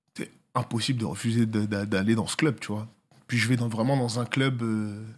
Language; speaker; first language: French; native; French